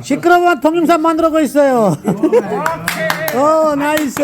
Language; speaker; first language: Korean; non-native, learner; Urdu